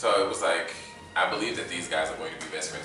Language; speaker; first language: English; native; English